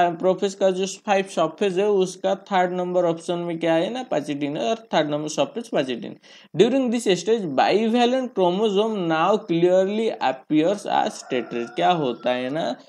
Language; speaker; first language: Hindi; non-native, local second language; Bangla